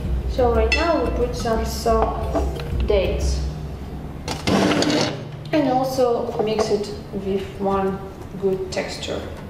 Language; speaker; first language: English; non-native, learner; Russian